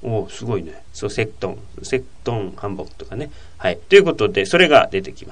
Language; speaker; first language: Japanese; native; Japanese